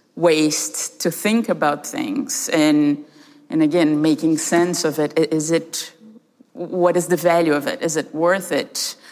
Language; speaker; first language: English; early bilingual, other home language; Portuguese